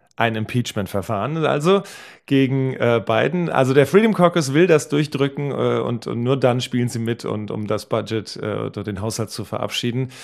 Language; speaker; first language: German; native; German